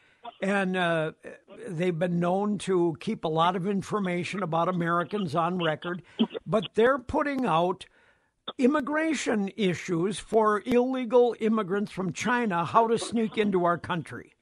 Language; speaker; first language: English; native; English